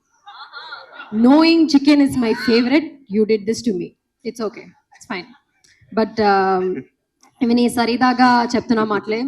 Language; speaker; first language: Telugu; non-native, learner; Malayalam